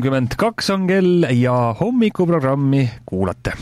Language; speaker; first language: Estonian; native; Estonian